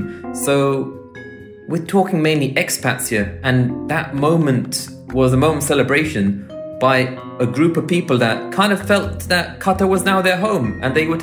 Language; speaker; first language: English; native; English